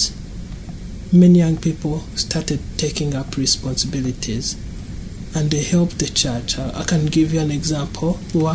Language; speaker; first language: English; non-native, local second language; Kinyarwanda